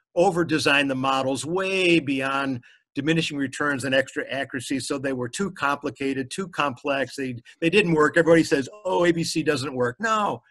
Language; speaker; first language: English; native; English